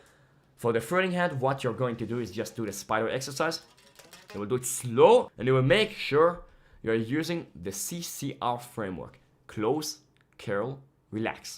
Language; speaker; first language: English; non-native, fluent; Hebrew